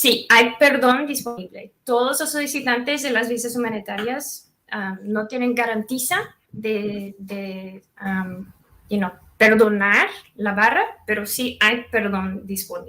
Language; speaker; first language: Spanish; non-native, fluent; English